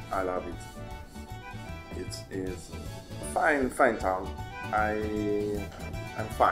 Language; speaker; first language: English; non-native, learner; Italian